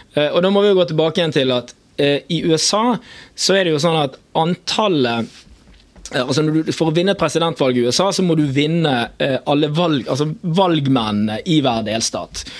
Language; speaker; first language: Norwegian; native; Norwegian